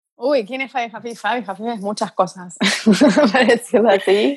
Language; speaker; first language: Spanish; early bilingual, other home language; Portuguese